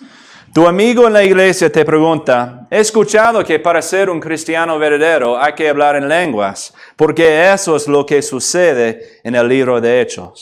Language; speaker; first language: Spanish; non-native, fluent; English